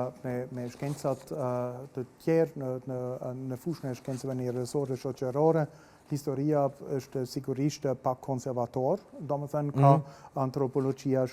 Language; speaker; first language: Albanian; non-native, fluent; German